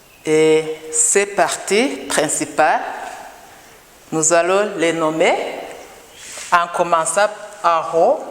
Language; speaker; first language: French; non-native, local second language; Kinyarwanda